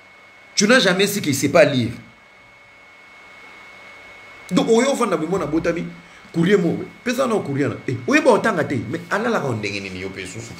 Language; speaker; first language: French; non-native, local second language; Lingala